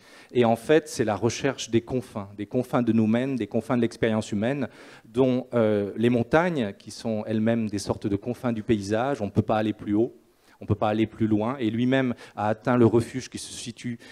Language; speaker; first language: French; native; French